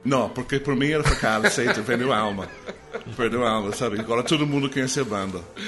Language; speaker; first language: Portuguese; non-native, fluent; English